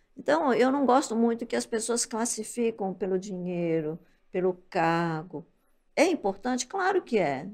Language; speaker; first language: Portuguese; early bilingual, other home language; Japanese